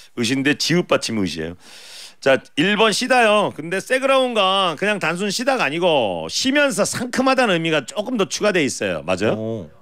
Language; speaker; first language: Korean; native; Korean